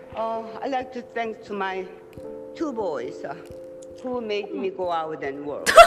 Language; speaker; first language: English; non-native, fluent; Korean